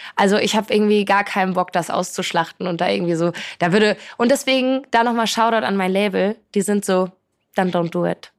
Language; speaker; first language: German; early bilingual, other home language; Polish